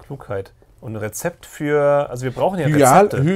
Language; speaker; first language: German; native; German